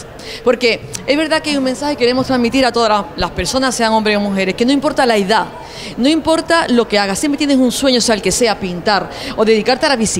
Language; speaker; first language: Spanish; native; Spanish